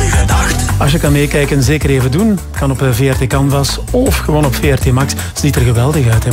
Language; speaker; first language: Dutch; native; Dutch